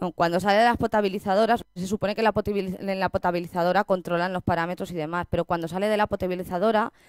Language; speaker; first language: Spanish; native; Spanish